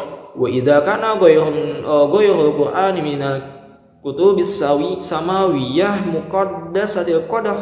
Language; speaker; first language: Arabic; non-native, learner; Indonesian